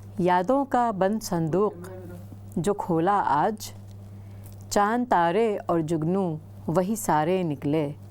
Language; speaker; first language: Urdu; native; Urdu